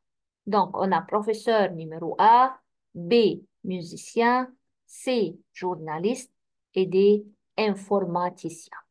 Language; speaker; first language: French; non-native, fluent; Arabic